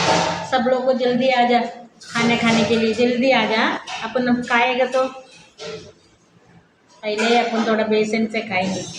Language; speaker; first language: Hindi; non-native, local second language; Malayalam